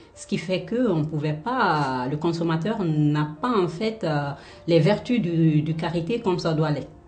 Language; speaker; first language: French; non-native, local second language; Fula